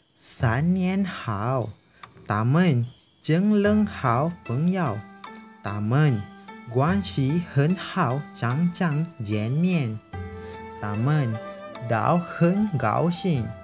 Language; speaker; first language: Chinese; non-native, learner; Malay